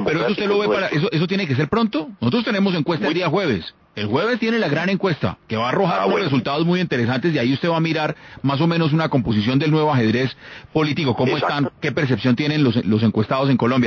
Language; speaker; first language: Spanish; native; Spanish